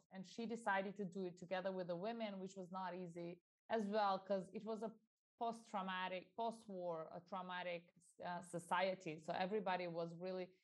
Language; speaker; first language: English; non-native, fluent; Albanian